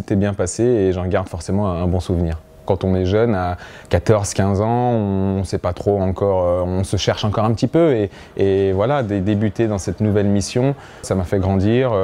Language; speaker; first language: French; native; French